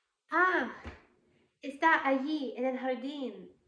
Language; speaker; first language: Spanish; non-native, learner; English